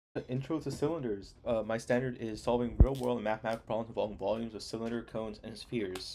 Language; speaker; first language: English; native; English